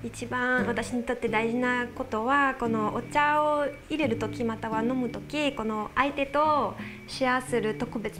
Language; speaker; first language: Japanese; non-native, fluent; French